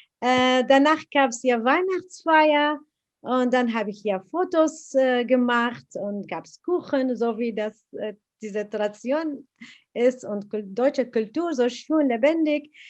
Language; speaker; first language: German; non-native, fluent; Arabic